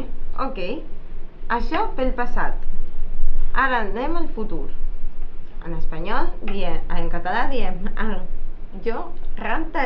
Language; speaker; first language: Catalan; native; Catalan